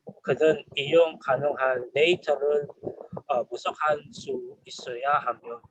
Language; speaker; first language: Korean; non-native, fluent; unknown